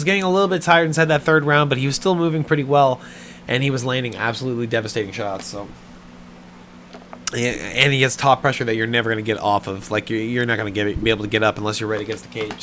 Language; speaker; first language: English; native; English